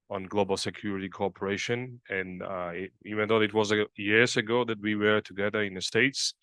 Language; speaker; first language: English; non-native, fluent; Georgian